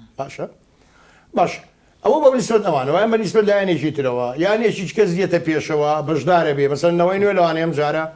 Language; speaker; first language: Central Kurdish; native; Central Kurdish